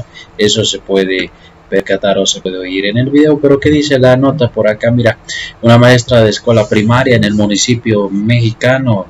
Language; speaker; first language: Spanish; native; Spanish